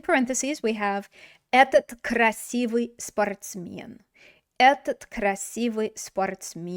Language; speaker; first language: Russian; non-native, fluent; English